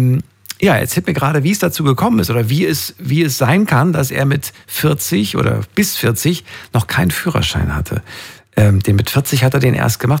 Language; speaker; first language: German; native; German